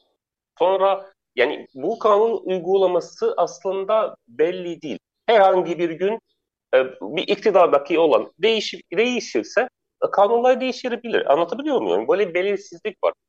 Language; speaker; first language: Turkish; non-native, learner; Arabic